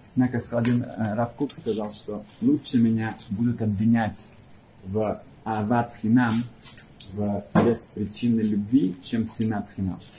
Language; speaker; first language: Russian; early bilingual, heritage; Russian